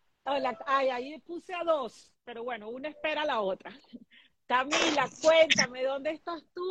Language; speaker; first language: Spanish; native; Spanish